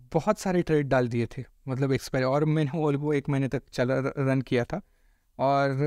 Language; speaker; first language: Hindi; non-native, local second language; Marathi